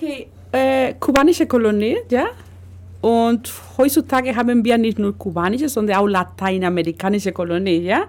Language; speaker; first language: German; non-native, learner; Spanish